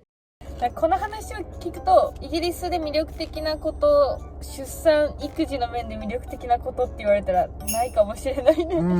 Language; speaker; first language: Japanese; native; Japanese